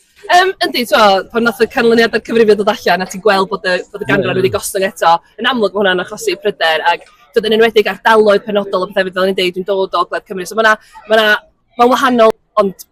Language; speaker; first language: Welsh; native; Welsh